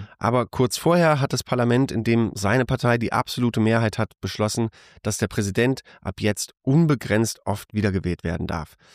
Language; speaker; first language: German; native; German